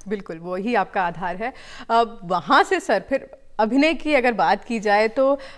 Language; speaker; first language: Hindi; native; Hindi